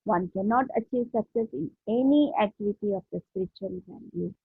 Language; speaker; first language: English; non-native, local second language; Hindi